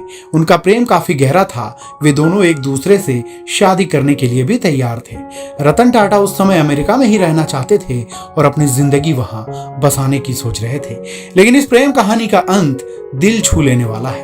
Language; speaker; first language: Hindi; native; Hindi